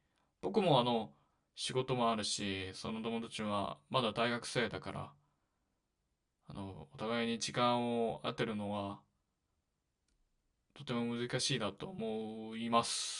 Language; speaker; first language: Japanese; non-native, learner; Korean